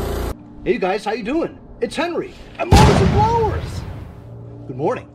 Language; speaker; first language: English; native; English